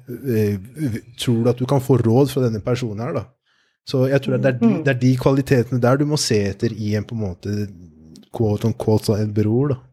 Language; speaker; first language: Norwegian; native; Norwegian